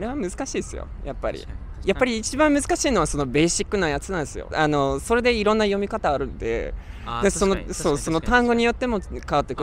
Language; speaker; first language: Japanese; non-native, fluent; English